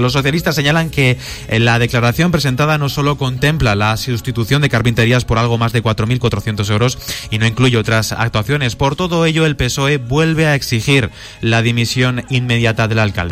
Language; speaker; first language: Spanish; native; Spanish